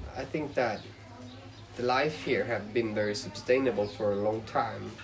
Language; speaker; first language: English; non-native, fluent; Swedish